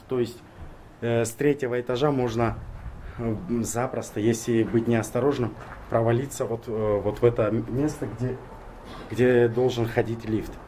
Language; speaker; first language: Russian; non-native, local second language; Georgian